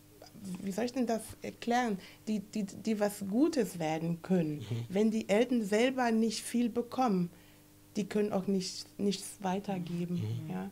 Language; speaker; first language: German; non-native, fluent; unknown